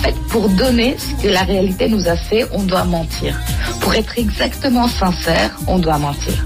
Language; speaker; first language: French; non-native, fluent; Greek